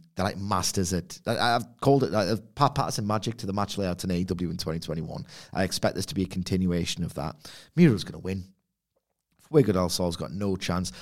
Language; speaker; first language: English; native; English